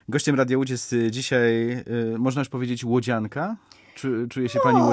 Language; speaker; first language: Polish; native; Polish